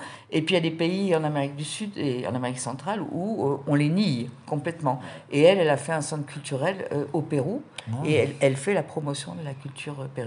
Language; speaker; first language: French; native; French